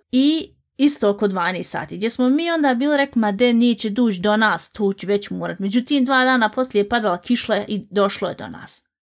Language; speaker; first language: Bosnian; native; Bosnian